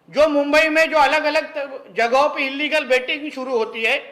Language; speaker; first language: Hindi; non-native, local second language; Marathi